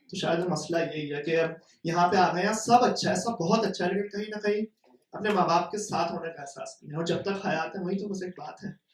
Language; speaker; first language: Urdu; native; Urdu